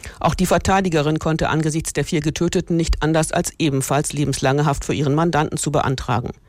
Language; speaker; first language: German; native; German